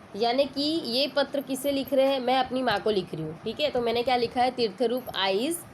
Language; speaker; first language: Hindi; non-native, local second language; Marathi